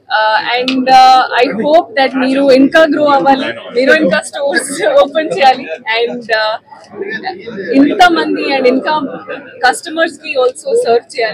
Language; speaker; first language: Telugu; non-native, learner; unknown